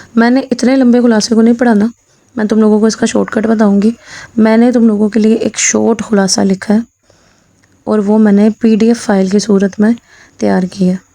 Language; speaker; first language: Urdu; non-native, local second language; Punjabi